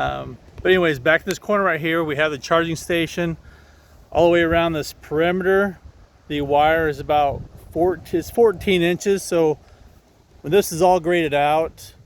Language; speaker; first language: English; native; English